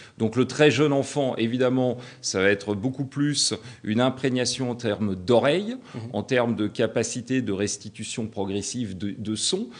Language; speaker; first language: French; native; French